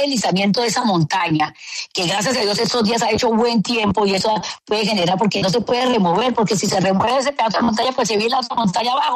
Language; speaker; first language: Spanish; native; Spanish